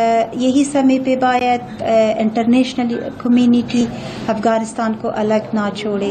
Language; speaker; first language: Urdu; non-native, fluent; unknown